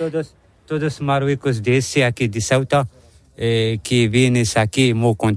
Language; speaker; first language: Spanish; non-native, learner; Arabic